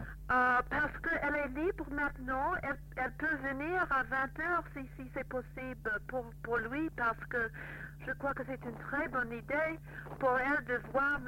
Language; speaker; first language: French; non-native, fluent; English